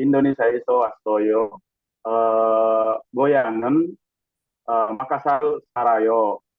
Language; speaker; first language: Korean; non-native, learner; Indonesian